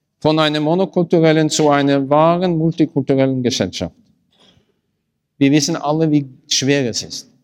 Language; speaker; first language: German; non-native, learner; Norwegian